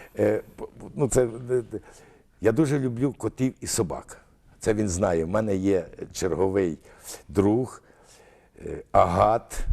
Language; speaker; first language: Ukrainian; early bilingual, other home language; Russian